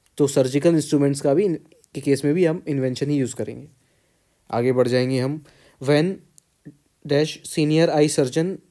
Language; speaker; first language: Hindi; native; Hindi